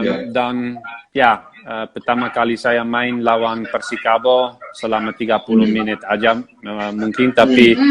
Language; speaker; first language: Indonesian; non-native, fluent; Dutch